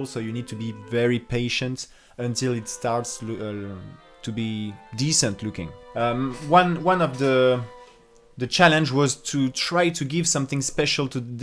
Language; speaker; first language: English; non-native, fluent; French